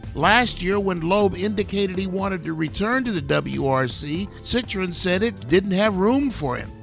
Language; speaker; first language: English; native; English